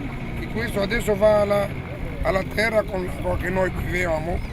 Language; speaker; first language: Italian; non-native, learner; Arabic